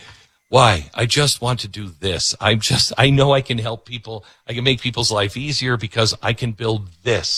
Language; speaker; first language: English; native; English